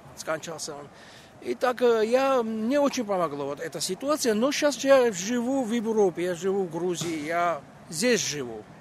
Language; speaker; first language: Russian; non-native, local second language; Georgian